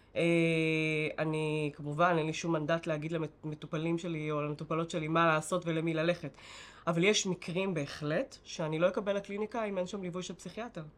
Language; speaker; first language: Hebrew; native; Hebrew